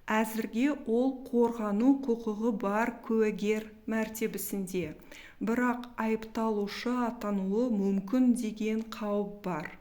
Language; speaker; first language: Kazakh; non-native, local second language; Russian